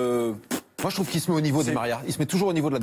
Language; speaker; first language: French; native; French